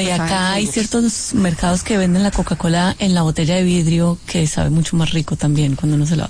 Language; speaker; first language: Spanish; native; Spanish